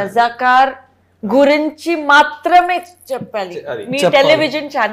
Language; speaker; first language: Telugu; non-native, fluent; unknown